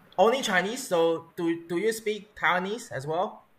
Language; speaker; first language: English; non-native, learner; Chinese